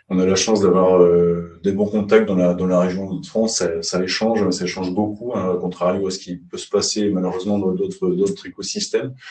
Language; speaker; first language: French; native; French